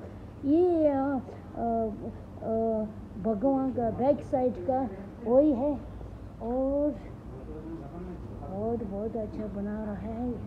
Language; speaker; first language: Hindi; non-native, local second language; Tibetan